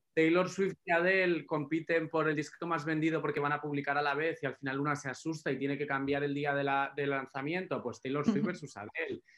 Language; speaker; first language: Spanish; native; Spanish